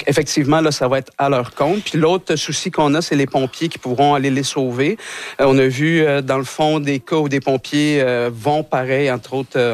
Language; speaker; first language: French; native; French